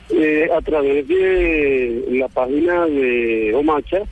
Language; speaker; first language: Spanish; native; Spanish